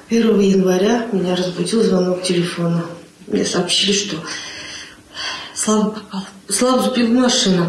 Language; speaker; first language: Russian; native; Russian